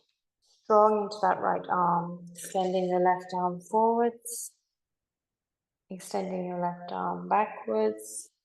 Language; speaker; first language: English; native; English